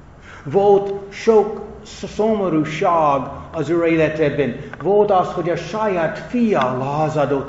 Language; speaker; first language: Hungarian; non-native, fluent; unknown